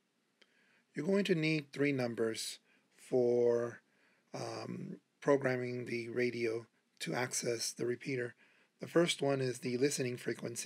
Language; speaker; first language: English; native; English